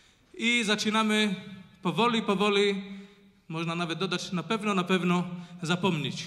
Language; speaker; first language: Polish; non-native, fluent; Hebrew